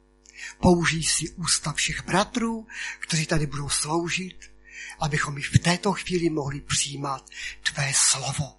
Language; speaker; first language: Czech; non-native, local second language; Polish